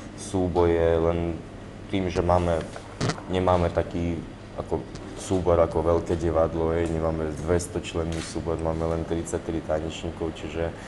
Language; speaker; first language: Slovak; non-native, fluent; Ukrainian